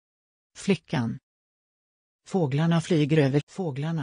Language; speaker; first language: Swedish; non-native, learner; English